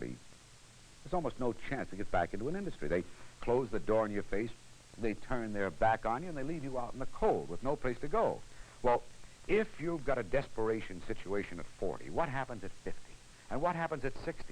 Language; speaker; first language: English; native; English